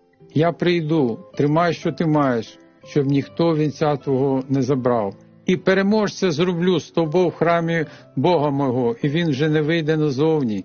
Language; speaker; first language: Ukrainian; native; Ukrainian